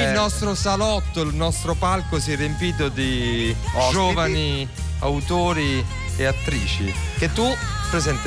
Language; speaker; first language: Italian; native; Italian